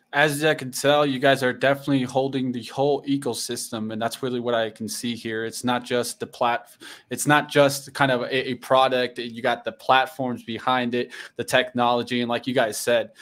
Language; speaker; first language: English; native; English